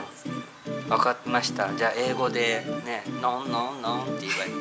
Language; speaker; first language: Japanese; native; Japanese